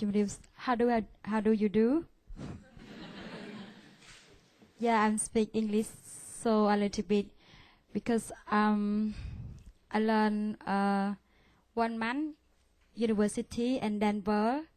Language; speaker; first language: English; non-native, learner; Vietnamese